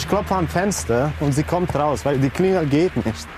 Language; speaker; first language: German; non-native, learner; Romanian